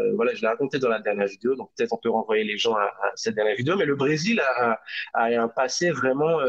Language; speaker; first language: French; native; French